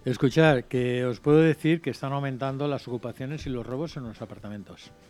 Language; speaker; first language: Spanish; non-native, local second language; Catalan